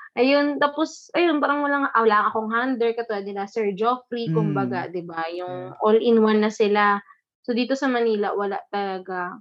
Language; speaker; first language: Filipino; non-native, local second language; Hiligaynon